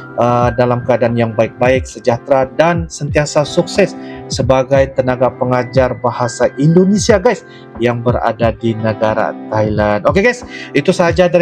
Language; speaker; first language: Indonesian; non-native, local second language; Malay